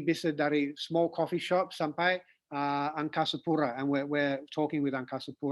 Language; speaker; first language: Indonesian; non-native, fluent; English